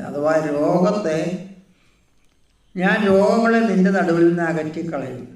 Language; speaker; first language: Malayalam; native; Malayalam